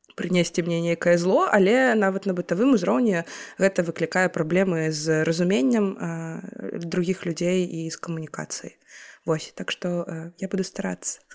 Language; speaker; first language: Belarusian; non-native, local second language; Russian